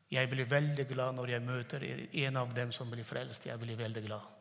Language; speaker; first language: Norwegian; non-native, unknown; Turkmen